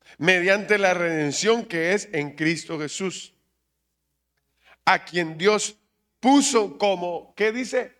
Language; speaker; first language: Spanish; native; Spanish